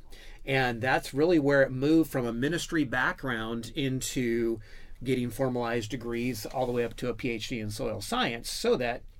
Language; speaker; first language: English; native; English